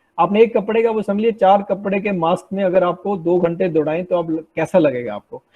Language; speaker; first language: Hindi; non-native, local second language; Punjabi